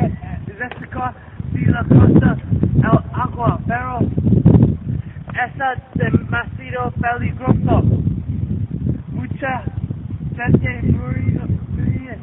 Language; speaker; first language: Spanish; non-native, learner; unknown